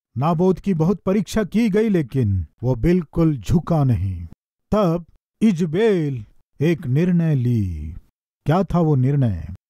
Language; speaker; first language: Hindi; non-native, local second language; Telugu